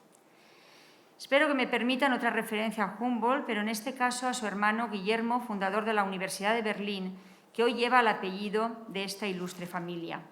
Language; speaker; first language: Spanish; native; Spanish